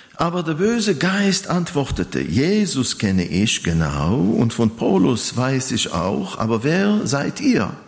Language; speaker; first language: German; non-native, fluent; Hebrew